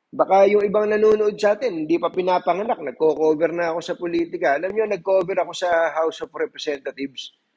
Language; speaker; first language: Filipino; native; Filipino